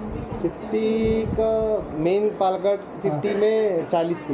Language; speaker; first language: Hindi; non-native, local second language; Malayalam